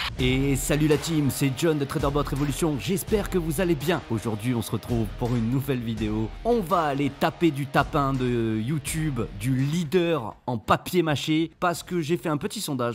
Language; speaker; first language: French; native; French